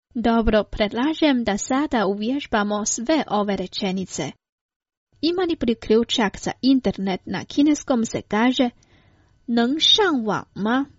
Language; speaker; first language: Croatian; non-native, fluent; Chinese